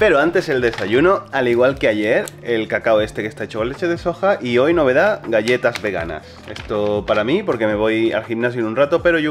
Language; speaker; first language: Spanish; native; Spanish